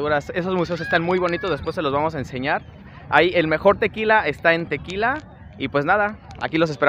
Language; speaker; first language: Spanish; native; Spanish